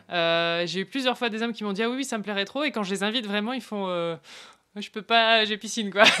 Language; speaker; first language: French; native; French